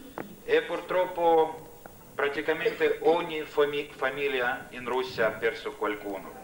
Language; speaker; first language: Italian; non-native, fluent; Russian